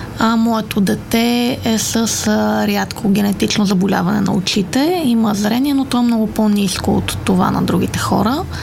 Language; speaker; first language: Bulgarian; native; Bulgarian